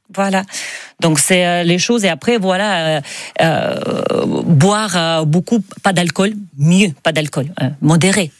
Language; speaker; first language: French; non-native, fluent; Russian